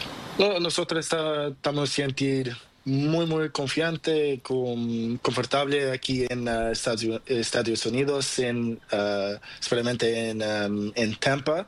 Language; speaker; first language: Spanish; non-native, learner; Portuguese